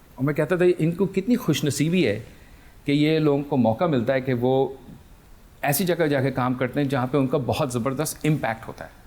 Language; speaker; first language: Urdu; early bilingual, heritage; Urdu